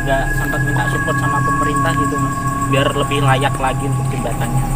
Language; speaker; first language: Indonesian; native; Indonesian